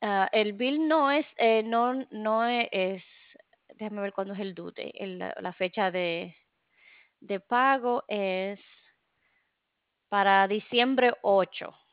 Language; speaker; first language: Spanish; non-native, fluent; English